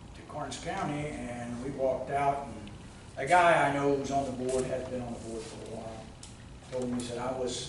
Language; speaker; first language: English; native; English